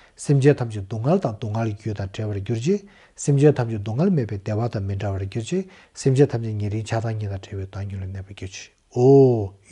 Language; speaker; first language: Nepali; non-native, local second language; Tibetan